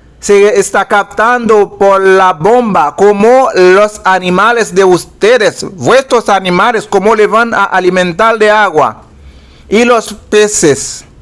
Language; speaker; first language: Spanish; non-native, fluent; Haitian Creole